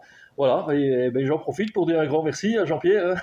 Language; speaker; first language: French; native; French